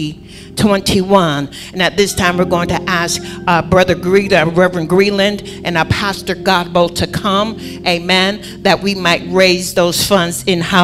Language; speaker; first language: English; native; English